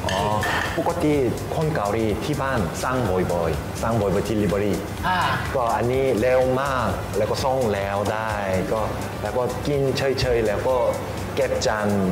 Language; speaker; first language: Thai; non-native, learner; Korean